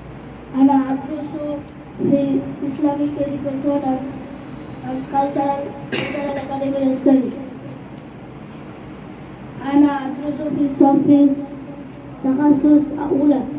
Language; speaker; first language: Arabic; non-native, learner; Bangla